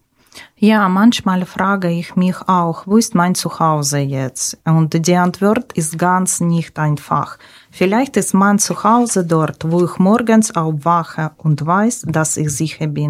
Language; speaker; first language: German; non-native, learner; Ukrainian